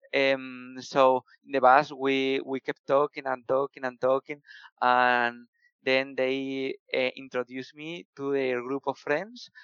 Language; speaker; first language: English; non-native, fluent; Spanish